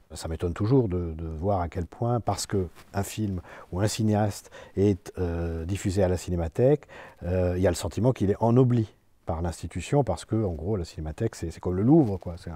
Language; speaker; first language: French; native; French